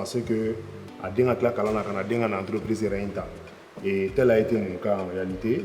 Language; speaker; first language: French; non-native, local second language; Bambara